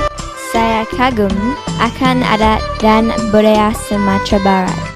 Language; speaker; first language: Indonesian; early bilingual, heritage; English